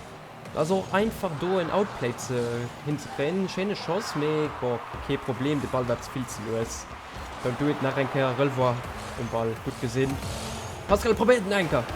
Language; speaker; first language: German; non-native, local second language; Luxembourgish